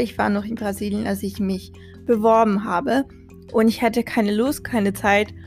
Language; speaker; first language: German; non-native, fluent; Portuguese